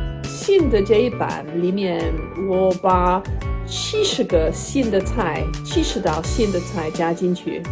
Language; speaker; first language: Chinese; non-native, fluent; English